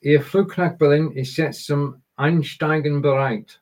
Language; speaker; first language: German; non-native, learner; English